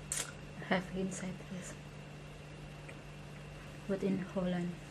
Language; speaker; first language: English; non-native, learner; Indonesian